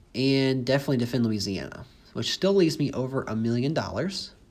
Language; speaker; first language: English; native; English